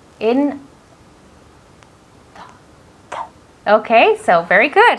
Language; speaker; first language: English; non-native, fluent; Spanish